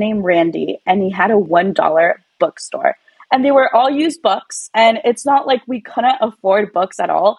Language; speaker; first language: English; early bilingual, other home language; Spanish